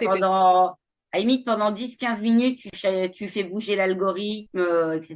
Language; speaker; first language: French; native; French